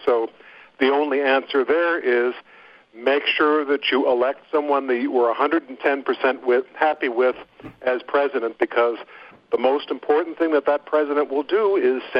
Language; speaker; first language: English; native; English